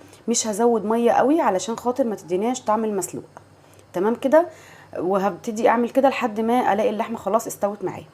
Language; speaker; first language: Arabic; native; Arabic